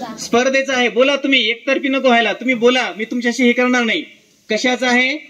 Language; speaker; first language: Marathi; non-native, local second language; Urdu